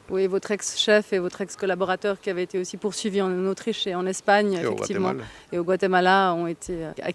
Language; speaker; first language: French; native; French